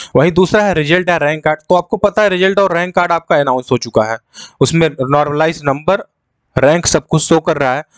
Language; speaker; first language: Hindi; native; Hindi